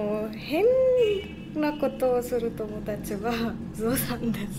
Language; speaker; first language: Japanese; non-native, learner; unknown